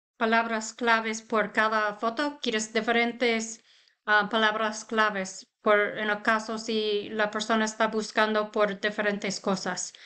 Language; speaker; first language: Spanish; non-native, learner; English